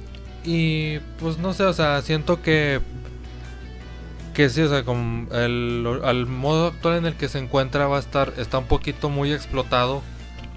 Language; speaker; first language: Spanish; native; Spanish